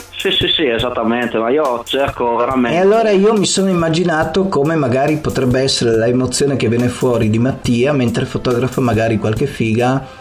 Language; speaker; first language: Italian; native; Italian